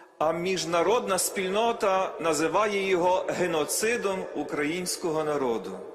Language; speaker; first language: Czech; non-native, learner; Ukrainian